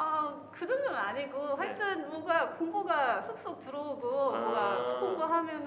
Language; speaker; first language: Korean; non-native, fluent; Filipino